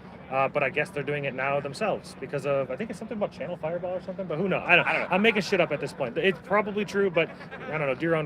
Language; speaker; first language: English; native; English